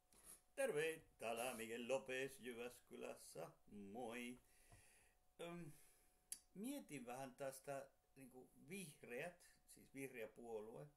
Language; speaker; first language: Finnish; non-native, fluent; Spanish